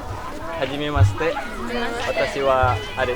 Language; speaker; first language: Japanese; non-native, learner; Indonesian